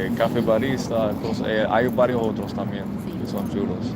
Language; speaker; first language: Spanish; non-native, fluent; English